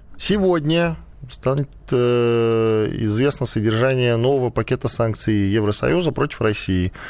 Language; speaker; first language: Russian; native; Russian